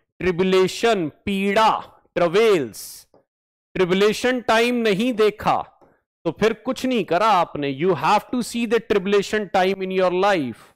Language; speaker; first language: Hindi; native; Hindi